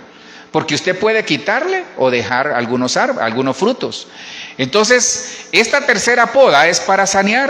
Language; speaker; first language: Spanish; native; Spanish